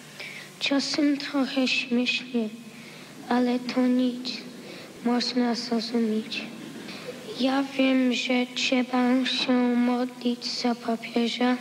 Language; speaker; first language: Polish; early bilingual, heritage; Polish